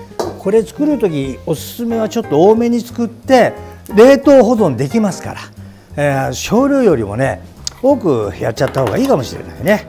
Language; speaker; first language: Japanese; native; Japanese